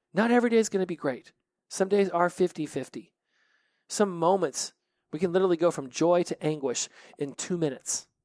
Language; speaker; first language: English; native; English